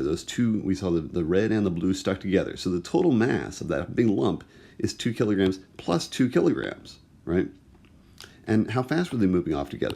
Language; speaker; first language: English; native; English